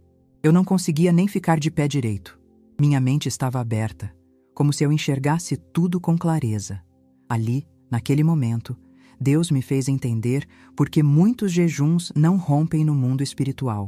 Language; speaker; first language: Portuguese; native; Portuguese